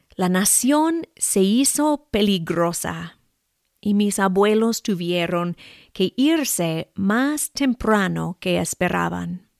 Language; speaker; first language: Spanish; non-native, fluent; English